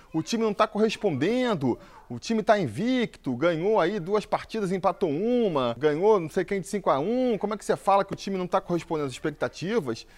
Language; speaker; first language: Portuguese; native; Portuguese